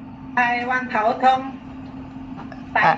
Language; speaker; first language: Cantonese; non-native, learner; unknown